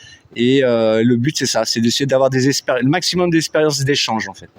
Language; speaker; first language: French; native; French